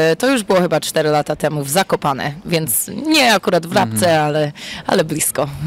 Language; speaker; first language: Polish; early bilingual, heritage; Polish